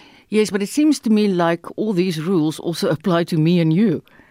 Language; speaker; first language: English; non-native, local second language; Afrikaans